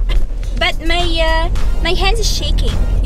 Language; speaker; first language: English; non-native, learner; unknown